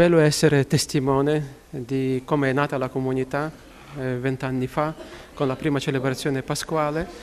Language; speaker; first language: Italian; non-native, fluent; Ukrainian